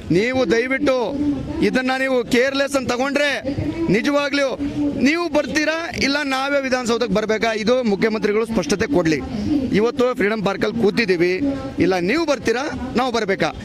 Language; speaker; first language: Kannada; non-native, local second language; Lambadi